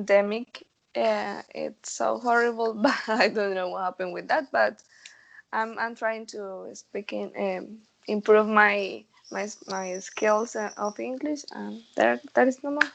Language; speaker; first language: English; non-native, learner; Spanish